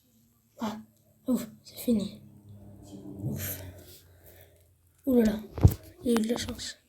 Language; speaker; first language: French; native; French